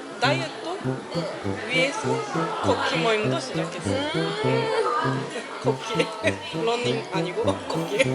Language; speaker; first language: Korean; non-native, learner; Japanese